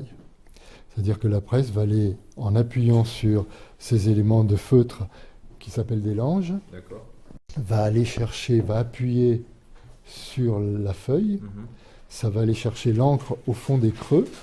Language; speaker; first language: French; native; French